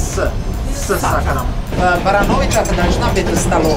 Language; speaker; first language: Russian; non-native, learner; Italian